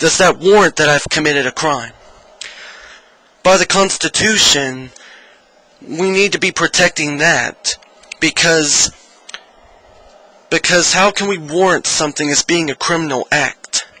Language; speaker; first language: English; native; English